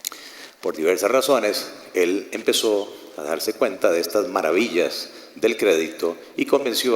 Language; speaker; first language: Spanish; native; Spanish